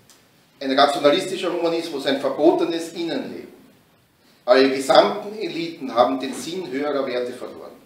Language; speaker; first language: German; native; German